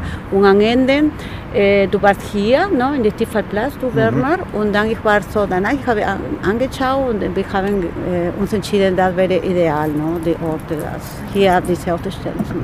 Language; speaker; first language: German; non-native, fluent; Spanish